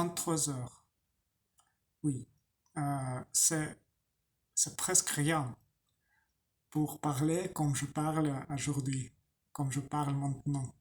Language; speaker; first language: French; non-native, learner; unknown